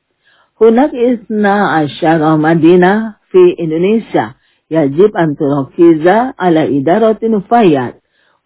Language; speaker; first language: Arabic; non-native, learner; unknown